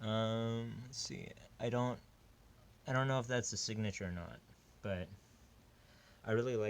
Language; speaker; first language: English; native; English